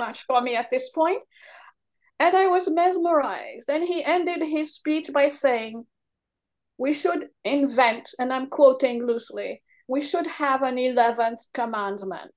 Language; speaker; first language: English; non-native, fluent; French